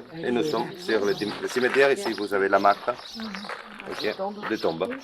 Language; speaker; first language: French; non-native, local second language; Catalan